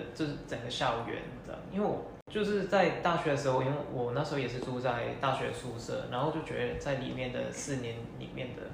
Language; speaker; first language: Chinese; non-native, local second language; Cantonese